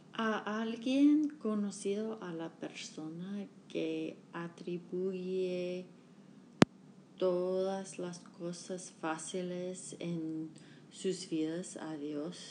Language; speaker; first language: Spanish; non-native, learner; English